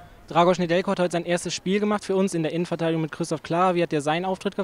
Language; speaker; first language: German; native; German